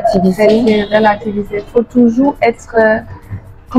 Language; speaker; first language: French; non-native, fluent; German